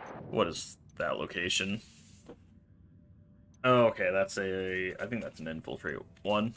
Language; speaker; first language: English; native; English